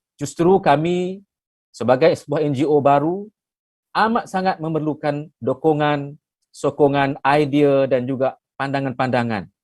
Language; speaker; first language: Malay; native; Malay